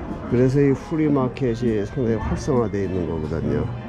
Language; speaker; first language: Korean; native; Korean